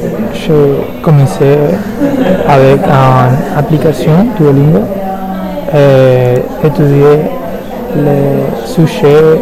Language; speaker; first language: French; non-native, learner; Spanish